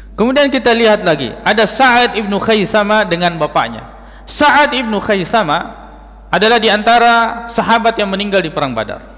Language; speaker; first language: Malay; native; Malay